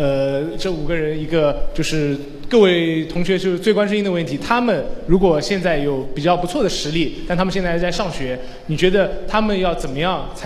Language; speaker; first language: Chinese; native; Chinese